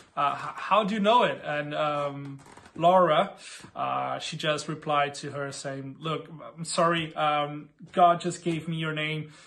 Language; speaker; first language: English; non-native, fluent; Portuguese